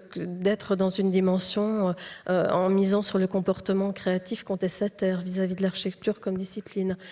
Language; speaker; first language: French; native; French